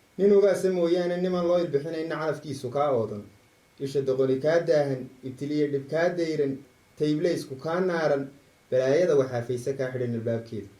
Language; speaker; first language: Somali; native; Somali